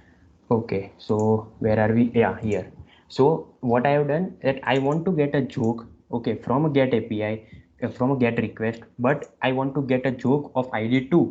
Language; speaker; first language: English; non-native, local second language; Gujarati